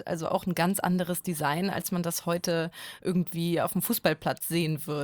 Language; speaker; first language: German; native; German